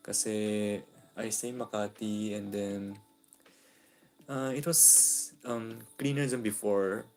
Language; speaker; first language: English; non-native, local second language; Filipino